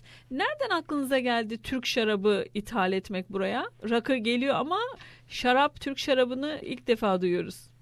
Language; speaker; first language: Turkish; native; Turkish